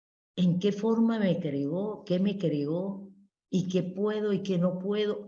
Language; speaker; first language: Spanish; native; Spanish